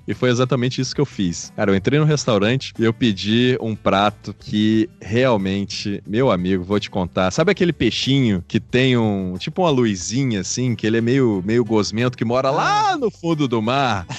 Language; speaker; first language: Portuguese; native; Portuguese